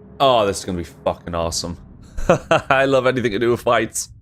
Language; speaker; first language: English; native; English